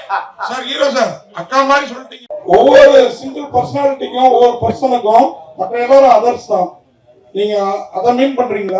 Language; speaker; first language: Tamil; native; Tamil